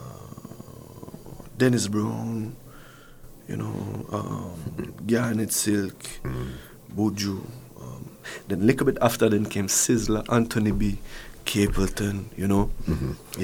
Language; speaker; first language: English; non-native, fluent; French